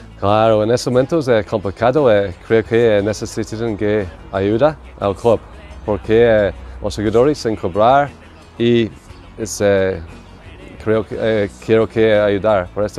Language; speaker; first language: Spanish; non-native, learner; English